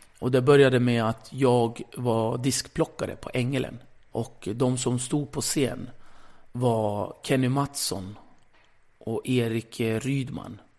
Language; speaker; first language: Swedish; early bilingual, other home language; Kurdish